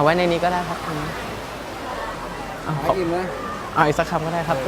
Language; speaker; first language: Thai; native; Thai